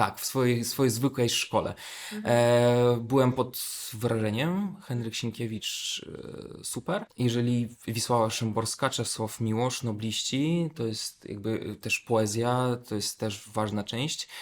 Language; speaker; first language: Polish; non-native, fluent; Belarusian